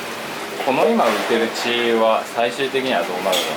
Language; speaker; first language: Japanese; native; Japanese